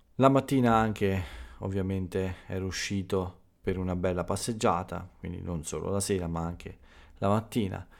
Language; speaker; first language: Italian; native; Italian